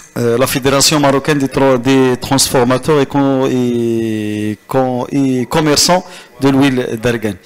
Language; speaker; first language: French; non-native, local second language; Arabic